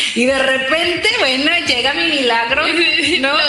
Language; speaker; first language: Spanish; native; Spanish